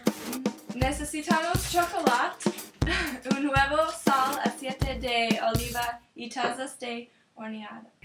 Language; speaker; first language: Spanish; non-native, learner; English